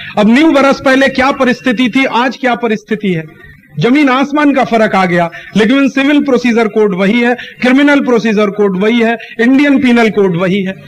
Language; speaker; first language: Hindi; native; Hindi